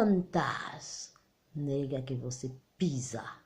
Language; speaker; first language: Portuguese; non-native, learner; Haitian Creole